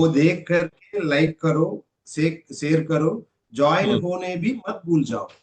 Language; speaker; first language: Hindi; non-native, learner; Telugu